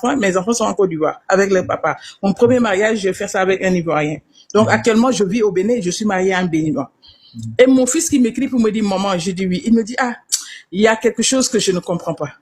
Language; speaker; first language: French; non-native, local second language; Wolof